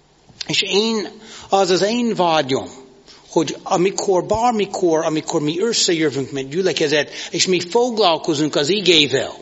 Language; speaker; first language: Hungarian; non-native, fluent; English